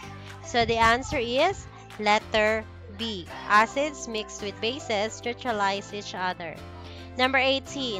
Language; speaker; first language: English; non-native, local second language; Cebuano